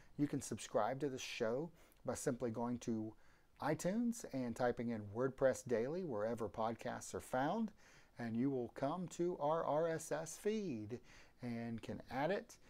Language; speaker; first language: English; native; English